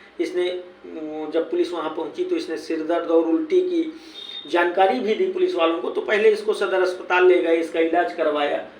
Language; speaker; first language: Hindi; native; Hindi